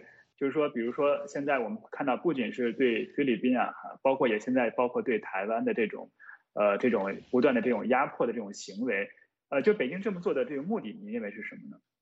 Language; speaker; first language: Chinese; native; Chinese